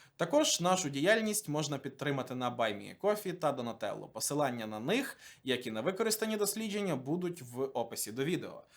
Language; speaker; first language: Ukrainian; native; Ukrainian